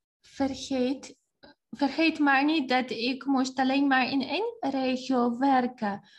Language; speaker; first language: Dutch; non-native, fluent; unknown